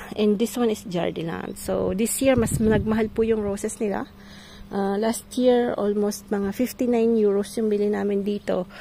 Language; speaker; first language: Filipino; native; Filipino